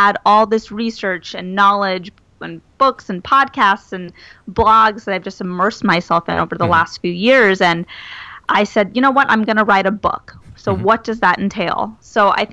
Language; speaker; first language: English; native; English